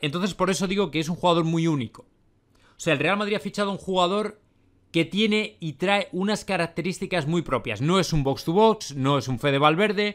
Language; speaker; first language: Spanish; native; Spanish